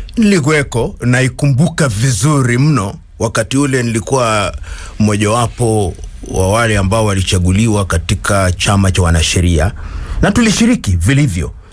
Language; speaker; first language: Swahili; non-native, local second language; Luo (Kenya and Tanzania)